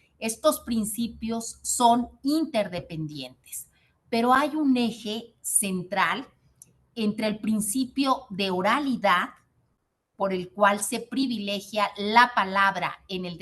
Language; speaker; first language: Spanish; native; Spanish